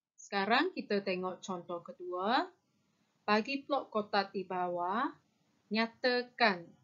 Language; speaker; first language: Malay; non-native, local second language; Chinese